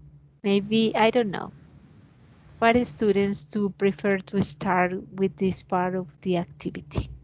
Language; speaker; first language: English; non-native, learner; Spanish